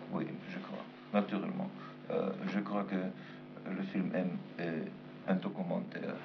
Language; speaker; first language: French; non-native, fluent; German